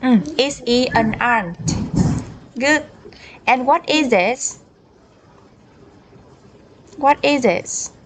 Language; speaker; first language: English; non-native, learner; Vietnamese